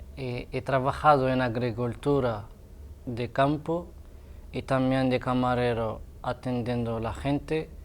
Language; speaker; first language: Spanish; non-native, fluent; Arabic